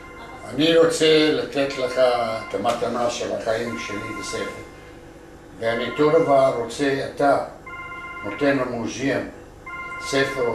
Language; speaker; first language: Hebrew; non-native, learner; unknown